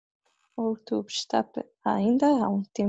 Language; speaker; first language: Portuguese; non-native, local second language; Kabuverdianu